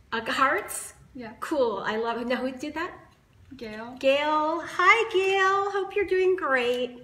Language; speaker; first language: English; native; English